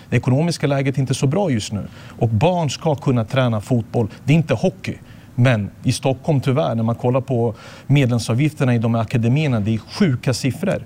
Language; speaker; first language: Swedish; early bilingual, other home language; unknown